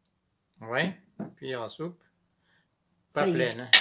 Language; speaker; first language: French; native; French